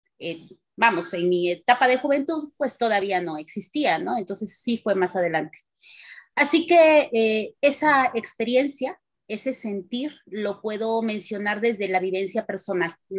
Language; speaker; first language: Spanish; native; Spanish